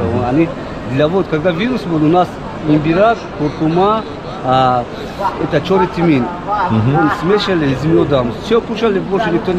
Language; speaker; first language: Russian; non-native, local second language; Tajik